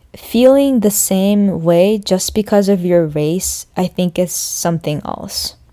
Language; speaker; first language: English; non-native, fluent; Japanese